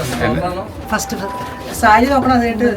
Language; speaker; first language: Malayalam; native; Malayalam